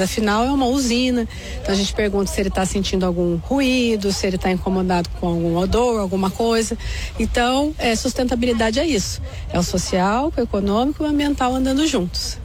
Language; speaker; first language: Portuguese; native; Portuguese